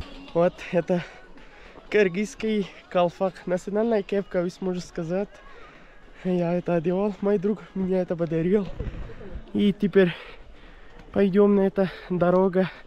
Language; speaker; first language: Russian; non-native, learner; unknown